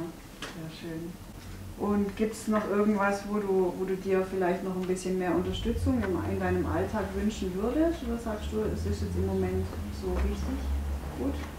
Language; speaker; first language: German; native; German